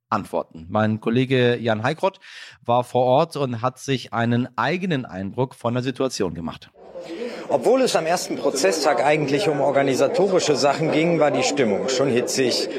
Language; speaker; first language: German; early bilingual, other home language; Persian